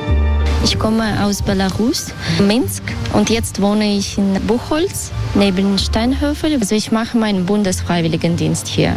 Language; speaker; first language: German; non-native, fluent; Russian